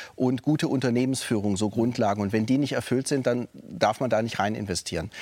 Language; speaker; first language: German; native; German